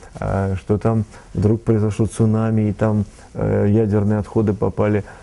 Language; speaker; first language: Russian; native; Russian